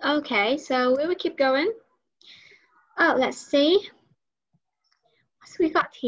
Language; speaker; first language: English; non-native, learner; Vietnamese